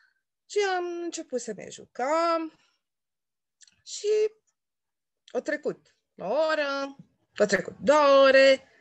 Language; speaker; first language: Romanian; non-native, local second language; Hungarian